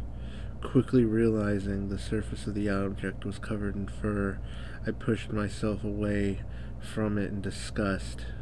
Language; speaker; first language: English; native; English